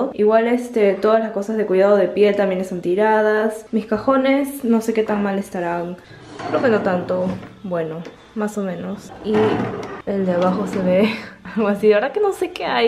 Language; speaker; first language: Spanish; native; Spanish